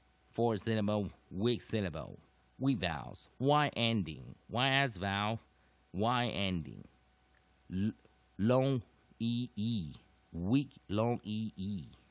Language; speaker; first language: English; non-native, fluent; Chinese